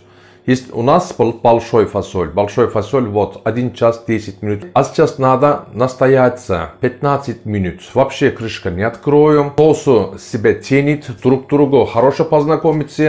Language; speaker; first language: Russian; non-native, learner; Turkish